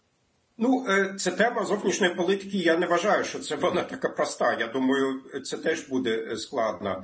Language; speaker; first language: Ukrainian; non-native, fluent; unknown